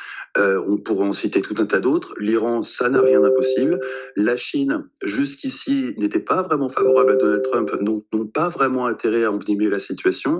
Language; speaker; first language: French; native; French